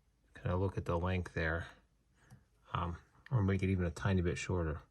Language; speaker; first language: English; native; English